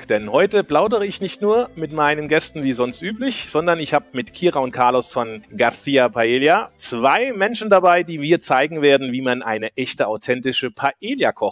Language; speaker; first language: German; native; German